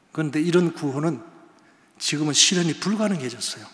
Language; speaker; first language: Korean; native; Korean